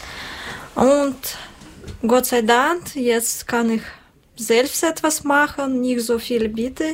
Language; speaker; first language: German; non-native, learner; Russian